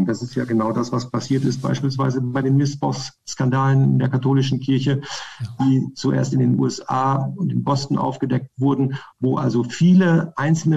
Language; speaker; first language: German; native; German